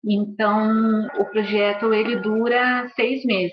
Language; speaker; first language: Portuguese; native; Portuguese